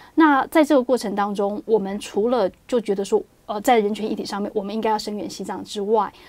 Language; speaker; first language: Chinese; native; Chinese